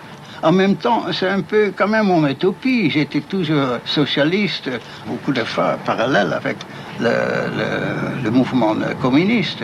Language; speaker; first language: French; non-native, fluent; Dutch